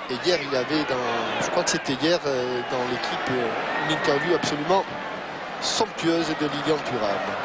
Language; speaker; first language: French; native; French